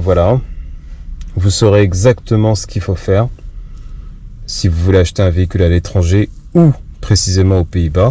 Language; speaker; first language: French; native; French